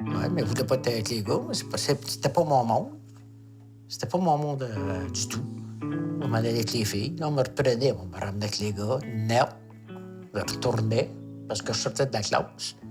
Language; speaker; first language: French; native; French